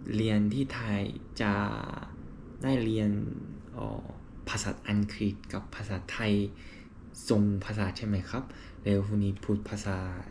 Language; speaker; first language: Thai; non-native, learner; Korean